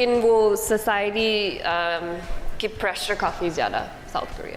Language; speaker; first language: Hindi; non-native, learner; English